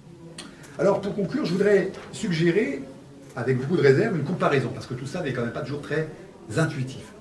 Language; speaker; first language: French; native; French